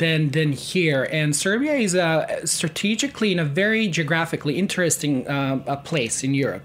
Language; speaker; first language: English; non-native, fluent; Serbian